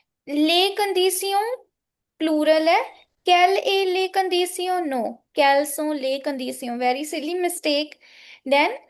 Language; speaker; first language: French; non-native, fluent; Punjabi